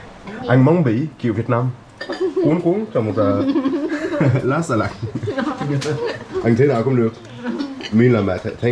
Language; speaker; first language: Vietnamese; non-native, fluent; French